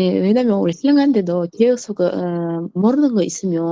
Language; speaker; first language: Korean; non-native, learner; Uzbek